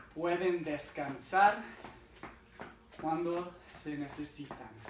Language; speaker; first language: Spanish; non-native, fluent; English